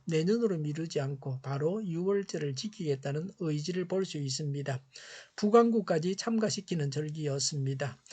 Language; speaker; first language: Korean; native; Korean